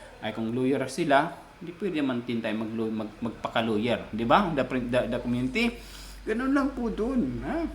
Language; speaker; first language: Filipino; non-native, local second language; Cebuano